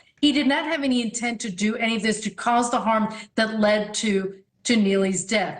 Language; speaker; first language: English; native; English